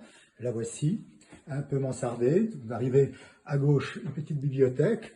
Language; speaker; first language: French; native; French